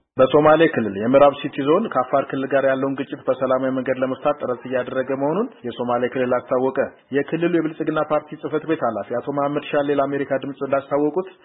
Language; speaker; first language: Amharic; native; Amharic